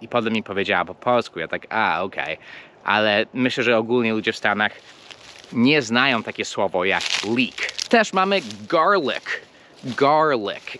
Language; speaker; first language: Polish; non-native, fluent; English